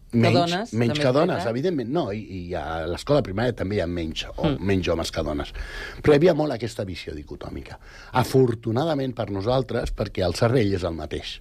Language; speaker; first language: Catalan; non-native, local second language; Spanish